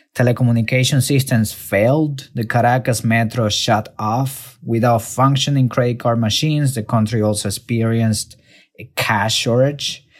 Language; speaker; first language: English; non-native, fluent; Spanish